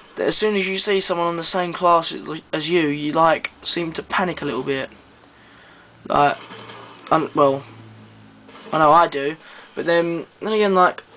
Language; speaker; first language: English; native; English